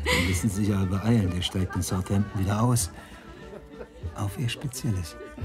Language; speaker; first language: German; native; German